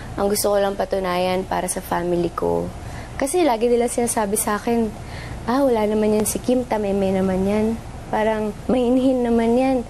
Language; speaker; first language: Filipino; non-native, local second language; Cebuano